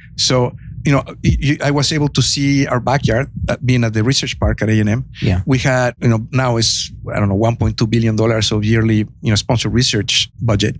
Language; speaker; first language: English; non-native, fluent; Spanish